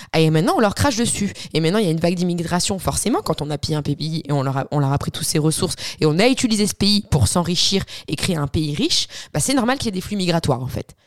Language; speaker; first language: French; early bilingual, other home language; Arabic